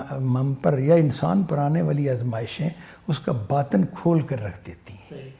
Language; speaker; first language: Urdu; non-native, local second language; Punjabi